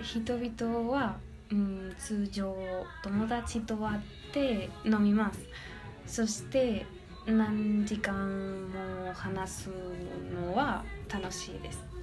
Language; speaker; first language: Japanese; non-native, learner; Spanish